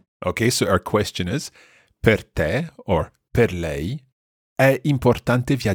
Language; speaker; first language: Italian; non-native, fluent; English